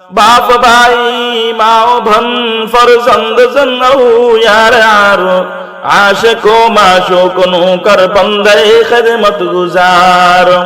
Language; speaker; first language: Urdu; non-native, fluent; Bangla